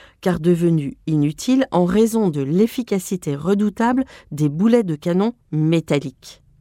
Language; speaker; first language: French; native; French